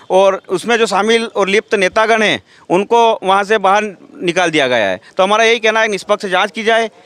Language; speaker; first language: Hindi; native; Hindi